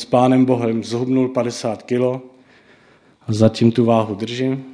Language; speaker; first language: Czech; non-native, fluent; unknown